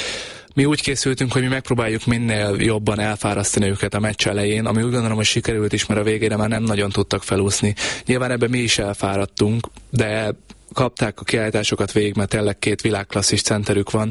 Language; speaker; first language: Hungarian; native; Hungarian